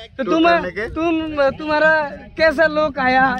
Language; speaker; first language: Hindi; non-native, learner; Bangla